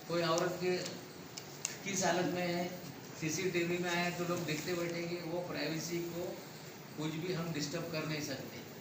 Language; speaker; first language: Hindi; non-native, local second language; Marathi